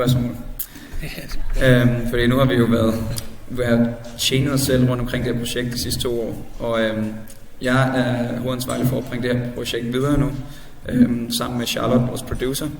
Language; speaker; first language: Danish; native; Danish